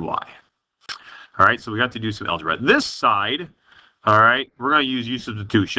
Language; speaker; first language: English; native; English